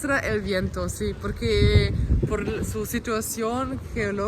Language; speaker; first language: Spanish; non-native, fluent; German